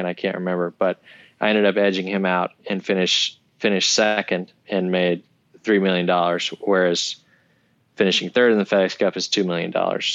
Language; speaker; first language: English; native; English